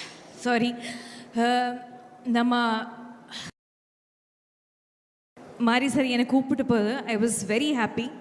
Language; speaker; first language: Tamil; non-native, fluent; Malayalam